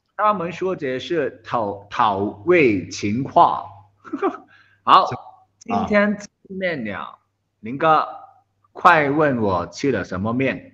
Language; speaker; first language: Chinese; non-native, local second language; Cantonese